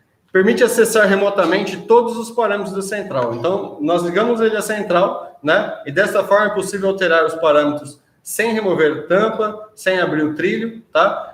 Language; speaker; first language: Portuguese; native; Portuguese